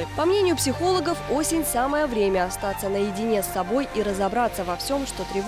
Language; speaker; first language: Russian; native; Russian